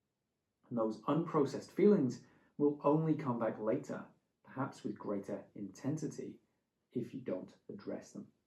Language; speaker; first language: English; native; English